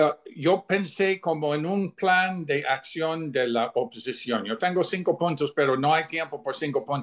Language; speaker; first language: Spanish; non-native, fluent; English